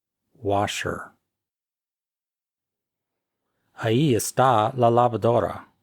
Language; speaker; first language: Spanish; non-native, fluent; English